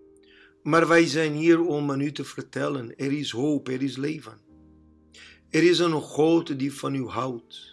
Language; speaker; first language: Dutch; non-native, learner; Portuguese